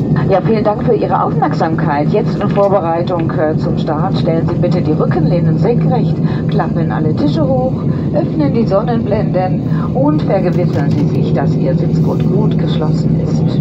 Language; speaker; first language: German; native; German